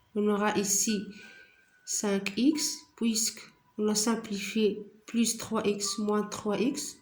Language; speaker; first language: French; non-native, local second language; Arabic